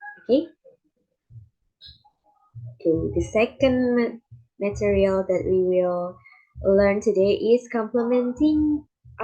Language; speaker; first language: English; non-native, fluent; Indonesian